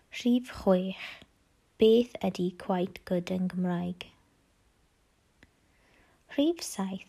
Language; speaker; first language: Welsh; non-native, learner; English